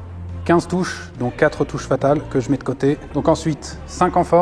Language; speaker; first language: French; native; French